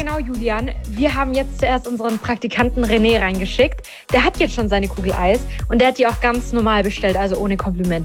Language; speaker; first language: German; native; German